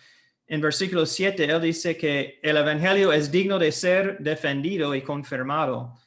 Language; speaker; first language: Spanish; non-native, fluent; English